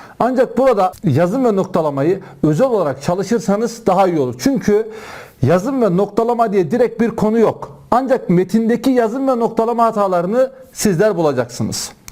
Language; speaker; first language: Turkish; native; Turkish